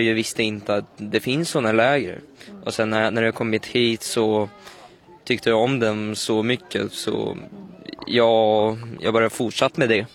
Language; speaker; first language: Swedish; early bilingual, other home language; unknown